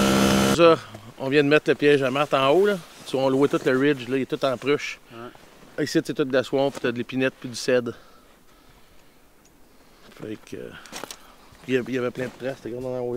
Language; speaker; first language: French; native; French